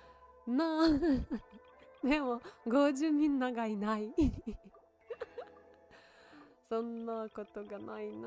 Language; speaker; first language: Japanese; non-native, learner; Russian